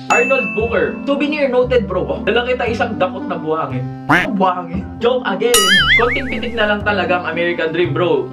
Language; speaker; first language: Filipino; native; Filipino